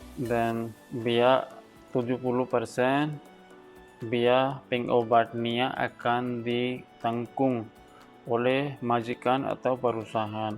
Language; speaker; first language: Indonesian; non-native, learner; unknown